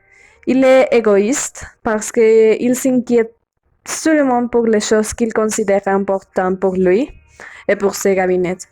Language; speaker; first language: French; non-native, learner; Spanish